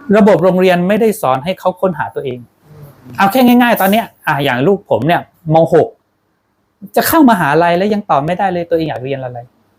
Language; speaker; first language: Thai; non-native, local second language; Pattani Malay